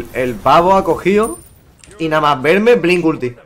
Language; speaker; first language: Spanish; native; Spanish